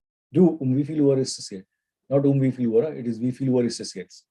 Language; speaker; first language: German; non-native, fluent; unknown